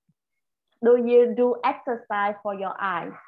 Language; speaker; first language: English; non-native, fluent; Vietnamese